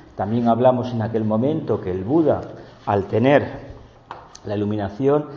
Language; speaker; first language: Spanish; native; Spanish